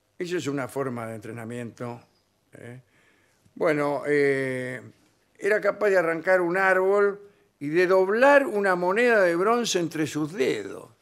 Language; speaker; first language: Spanish; native; Spanish